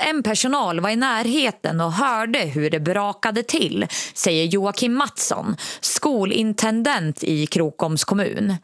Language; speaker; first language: Swedish; native; Swedish